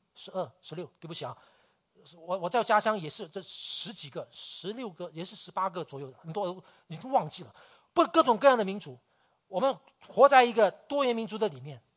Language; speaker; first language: Chinese; native; Chinese